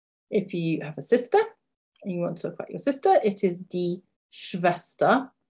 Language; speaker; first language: English; native; English